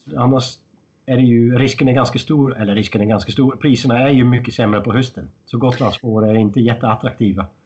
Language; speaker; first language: Swedish; non-native, fluent; Dutch